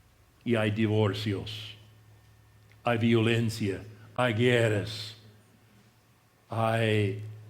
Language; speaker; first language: Spanish; non-native, fluent; English